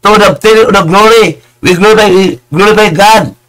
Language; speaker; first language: English; non-native, local second language; Filipino